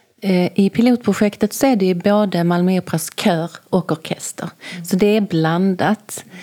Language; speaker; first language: Swedish; native; Swedish